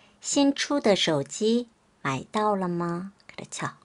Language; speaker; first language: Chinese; non-native, fluent; Korean